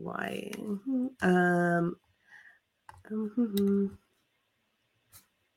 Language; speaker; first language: English; native; English